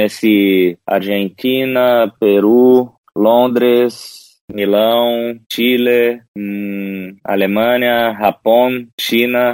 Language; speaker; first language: Spanish; non-native, learner; Portuguese